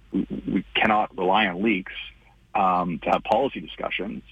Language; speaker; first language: English; native; English